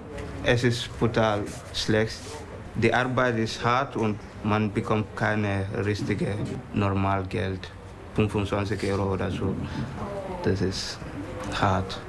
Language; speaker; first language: German; non-native, learner; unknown